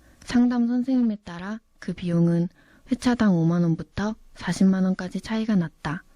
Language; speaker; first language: Korean; native; Korean